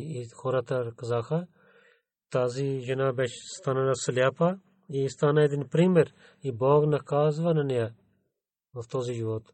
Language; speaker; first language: Bulgarian; non-native, learner; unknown